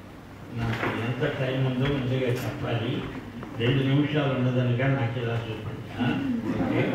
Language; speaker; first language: Telugu; native; Telugu